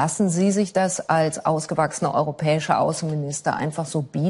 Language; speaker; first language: German; native; German